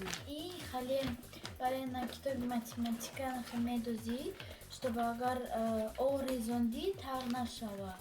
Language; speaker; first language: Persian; early bilingual, heritage; Tajik